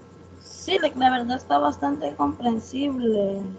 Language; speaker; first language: Spanish; native; Spanish